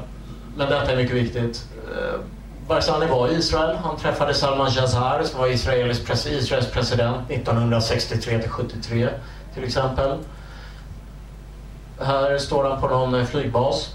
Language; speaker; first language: Swedish; native; Swedish